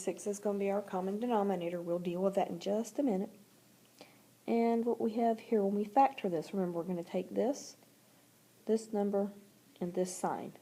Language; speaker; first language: English; native; English